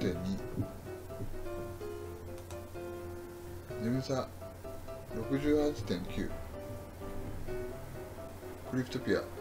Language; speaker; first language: Japanese; native; Japanese